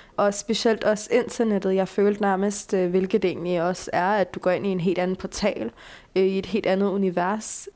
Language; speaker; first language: Danish; early bilingual, other home language; Bulgarian